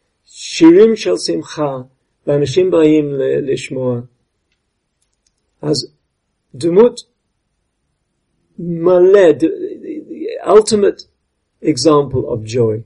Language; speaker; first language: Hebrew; non-native, fluent; English